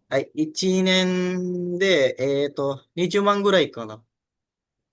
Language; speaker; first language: Japanese; non-native, learner; Indonesian